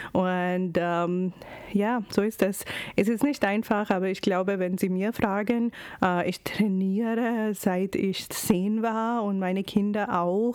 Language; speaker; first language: German; non-native, learner; Urdu